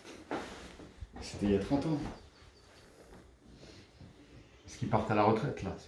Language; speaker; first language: French; native; French